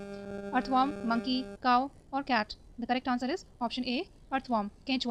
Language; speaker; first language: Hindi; native; Hindi